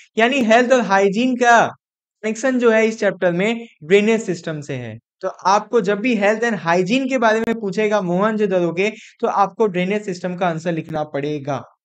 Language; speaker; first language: Hindi; non-native, local second language; Gujarati